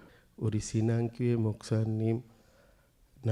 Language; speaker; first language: Korean; non-native, learner; Sinhala